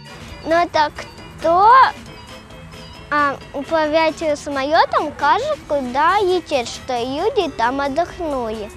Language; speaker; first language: Russian; non-native, local second language; Ukrainian